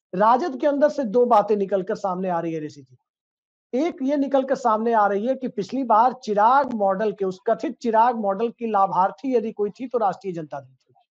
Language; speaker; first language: Hindi; native; Hindi